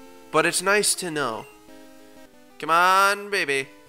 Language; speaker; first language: English; native; English